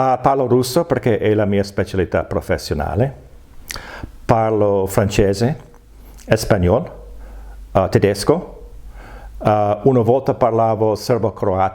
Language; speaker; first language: Italian; non-native, fluent; English